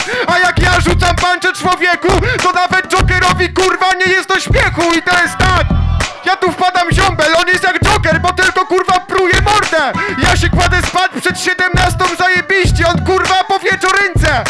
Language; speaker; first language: Polish; native; Polish